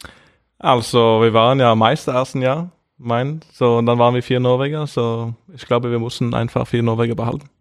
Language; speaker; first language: German; non-native, fluent; Norwegian